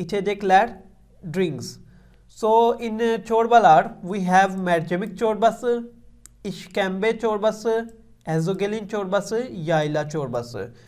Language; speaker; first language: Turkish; non-native, learner; Urdu